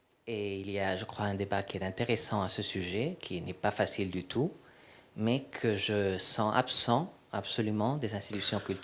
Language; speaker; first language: French; non-native, fluent; Spanish